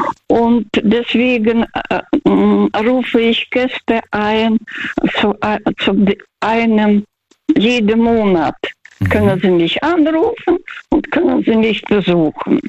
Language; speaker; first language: German; non-native, fluent; Russian